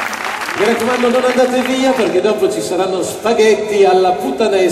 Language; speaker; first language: Italian; native; Italian